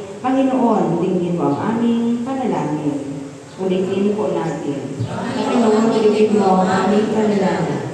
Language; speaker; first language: Filipino; native; Filipino